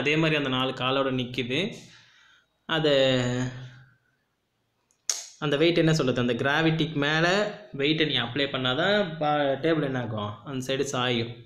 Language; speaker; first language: Tamil; native; Tamil